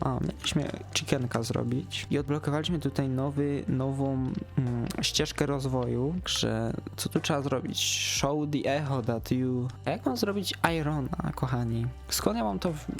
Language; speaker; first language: Polish; native; Polish